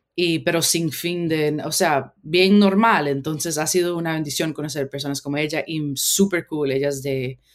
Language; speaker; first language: Spanish; early bilingual, heritage; Spanish